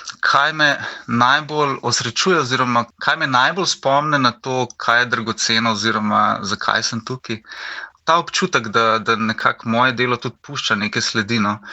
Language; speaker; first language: Slovenian; native; Slovenian